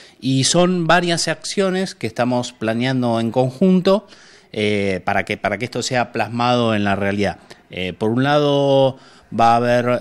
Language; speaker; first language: Spanish; native; Spanish